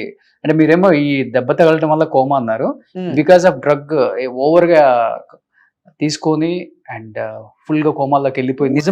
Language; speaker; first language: Telugu; native; Telugu